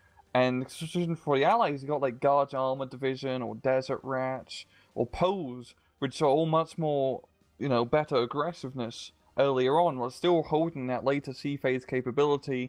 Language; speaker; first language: English; native; English